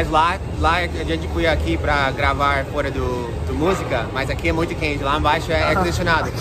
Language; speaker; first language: Portuguese; non-native, fluent; English